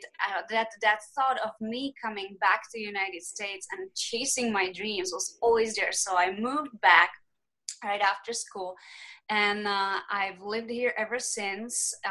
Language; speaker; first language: English; non-native, fluent; Czech